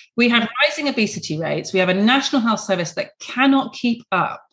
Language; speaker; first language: English; native; English